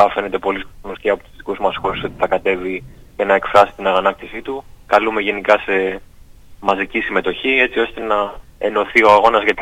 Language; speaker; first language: Greek; native; Greek